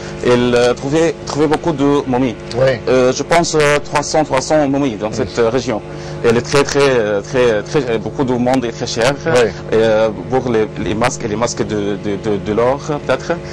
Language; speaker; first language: French; non-native, learner; Arabic